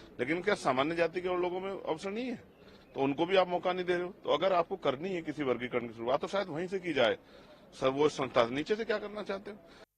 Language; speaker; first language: Hindi; native; Hindi